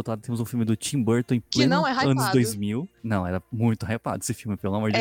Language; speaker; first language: Portuguese; native; Portuguese